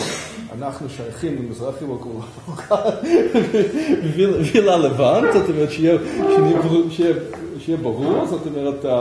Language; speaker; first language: Hebrew; non-native, fluent; English